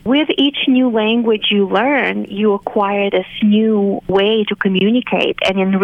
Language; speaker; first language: English; non-native, fluent; Romanian